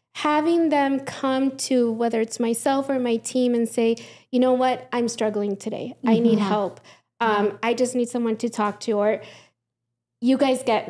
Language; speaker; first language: English; early bilingual, other home language; Spanish